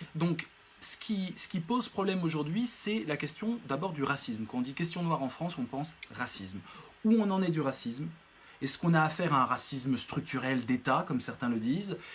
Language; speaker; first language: French; native; French